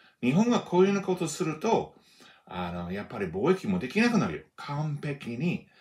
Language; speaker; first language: Japanese; non-native, fluent; English